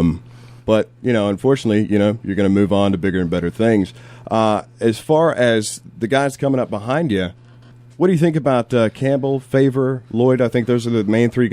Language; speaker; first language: English; native; English